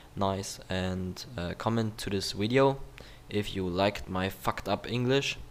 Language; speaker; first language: English; non-native, learner; German